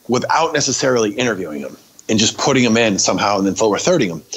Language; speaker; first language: English; native; English